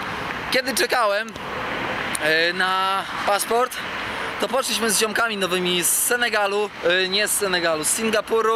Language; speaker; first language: Polish; native; Polish